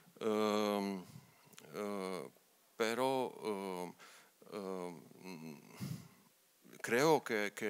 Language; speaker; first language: Spanish; non-native, learner; Romanian